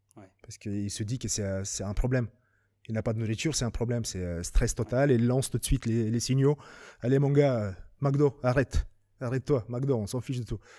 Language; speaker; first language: French; non-native, fluent; Lithuanian